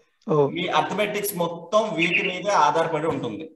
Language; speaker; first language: Telugu; native; Telugu